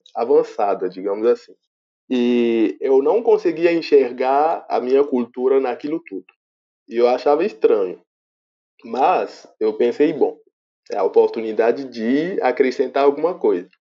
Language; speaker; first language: Portuguese; non-native, fluent; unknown